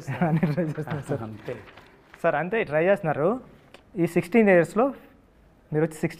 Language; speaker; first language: Telugu; native; Telugu